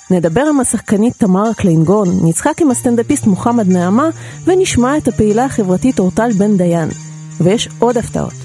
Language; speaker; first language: Hebrew; non-native, fluent; Russian